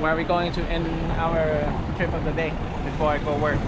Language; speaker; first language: English; non-native, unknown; Thai